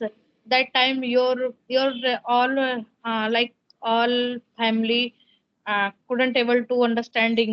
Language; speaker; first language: English; non-native, local second language; Hindi